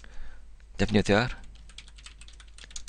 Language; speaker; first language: Welsh; non-native, learner; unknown